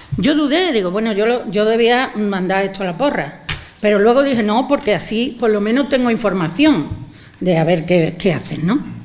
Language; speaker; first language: Spanish; native; Spanish